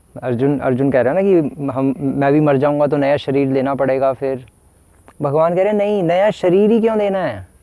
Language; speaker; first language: Hindi; native; Hindi